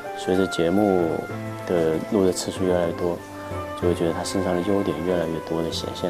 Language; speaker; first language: Chinese; native; Chinese